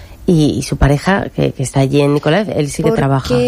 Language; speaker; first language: Spanish; native; Spanish